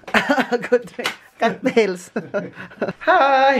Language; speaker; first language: English; non-native, local second language; Filipino